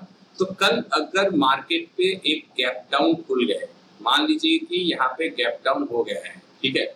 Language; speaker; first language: Hindi; native; Hindi